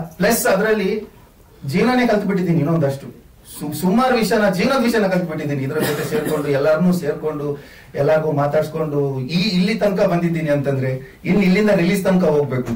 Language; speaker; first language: Kannada; non-native, local second language; Tulu